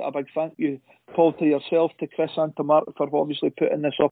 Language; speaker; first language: English; native; English